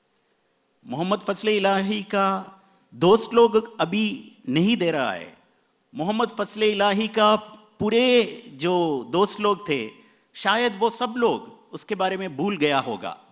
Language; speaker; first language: Hindi; non-native, fluent; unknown